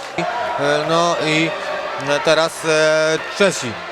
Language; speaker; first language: Polish; native; Polish